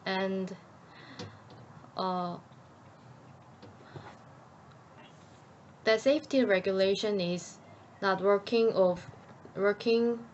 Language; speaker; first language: English; non-native, learner; Korean